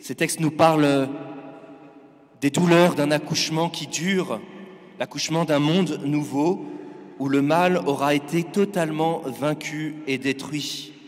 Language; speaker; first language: French; native; French